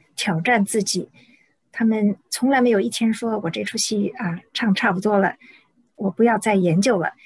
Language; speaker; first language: Chinese; native; Chinese